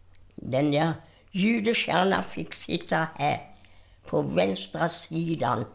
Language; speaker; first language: Swedish; non-native, fluent; German